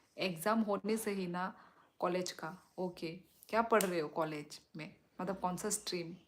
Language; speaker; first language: Hindi; non-native, local second language; Kok Borok